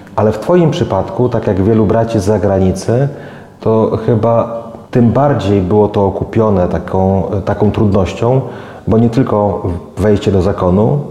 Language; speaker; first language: Polish; native; Polish